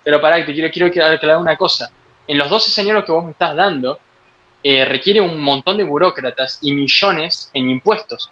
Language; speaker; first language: Spanish; native; Spanish